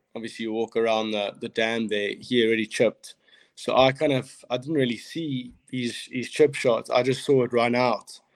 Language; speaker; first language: English; native; English